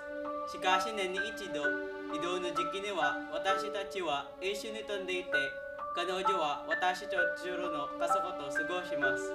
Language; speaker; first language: Japanese; non-native, learner; Filipino